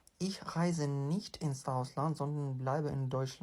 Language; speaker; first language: German; non-native, fluent; Ukrainian